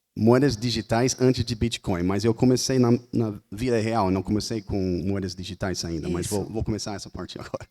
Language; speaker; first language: Portuguese; non-native, fluent; English